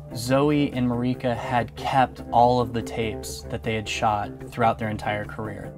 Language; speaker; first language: English; native; English